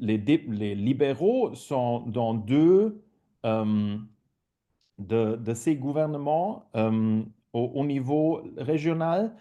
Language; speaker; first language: French; non-native, fluent; German